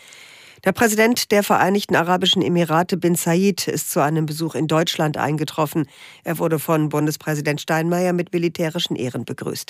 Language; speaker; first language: German; native; German